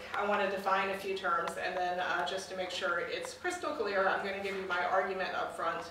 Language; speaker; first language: English; native; English